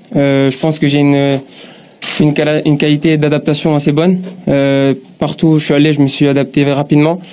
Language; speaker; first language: French; native; French